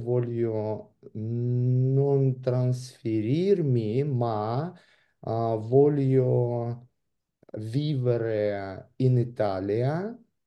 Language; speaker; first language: Italian; non-native, learner; Russian